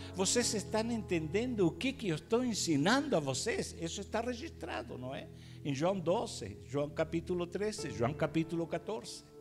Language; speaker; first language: Portuguese; non-native, fluent; Spanish